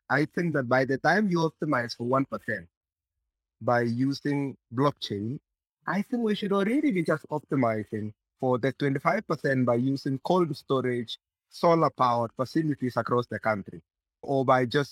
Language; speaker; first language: English; non-native, local second language; Kikuyu